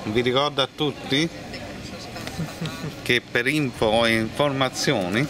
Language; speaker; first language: Italian; native; Italian